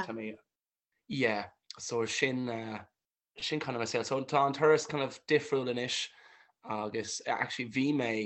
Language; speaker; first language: Irish; non-native, local second language; English